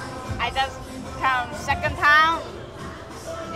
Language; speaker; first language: English; non-native, learner; Thai